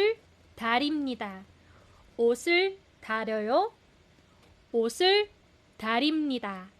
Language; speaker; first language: Korean; non-native, fluent; Filipino